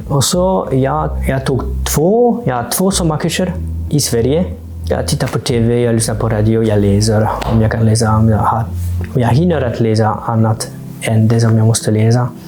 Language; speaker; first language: Swedish; non-native, fluent; French